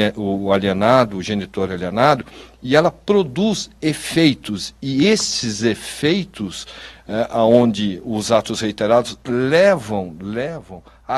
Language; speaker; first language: Portuguese; native; Portuguese